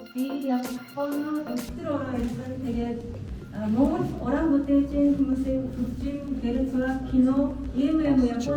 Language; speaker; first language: Mongolian; non-native, learner; Japanese